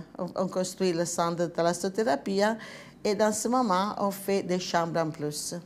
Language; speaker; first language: French; non-native, learner; Italian